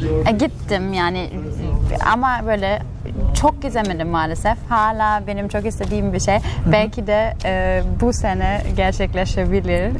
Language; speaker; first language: Turkish; non-native, fluent; German